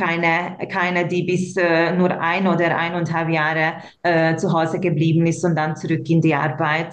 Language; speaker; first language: German; non-native, local second language; Hungarian